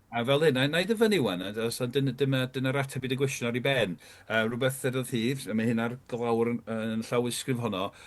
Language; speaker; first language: Welsh; non-native, fluent; English